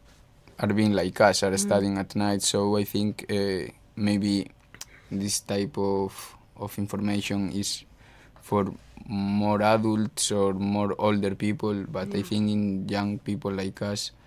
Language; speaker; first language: English; non-native, fluent; Spanish